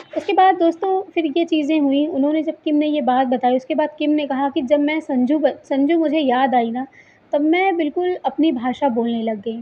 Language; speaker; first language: Hindi; native; Hindi